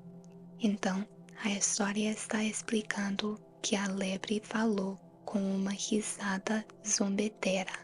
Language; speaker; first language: Portuguese; non-native, fluent; English